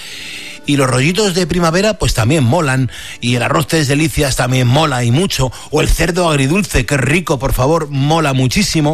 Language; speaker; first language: Spanish; native; Spanish